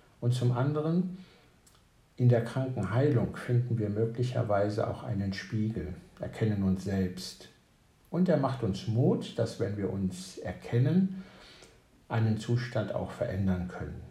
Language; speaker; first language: German; native; German